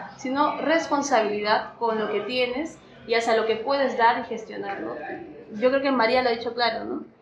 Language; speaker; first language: Spanish; native; Spanish